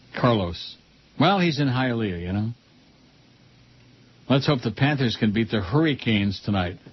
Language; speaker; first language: English; native; English